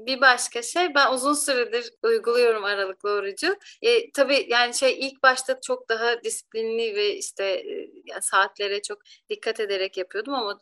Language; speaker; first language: Turkish; native; Turkish